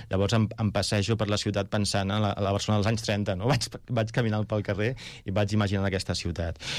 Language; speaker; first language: Catalan; non-native, local second language; Spanish